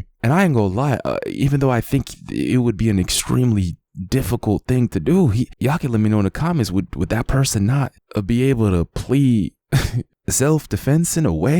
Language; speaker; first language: English; native; English